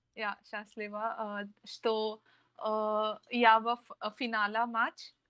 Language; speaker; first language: Russian; non-native, learner; Telugu